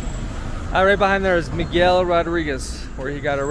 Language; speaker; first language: English; native; English